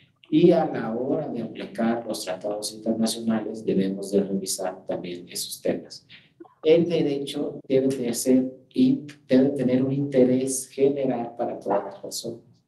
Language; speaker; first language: Spanish; native; Spanish